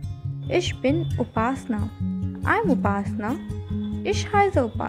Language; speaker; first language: German; non-native, learner; Hindi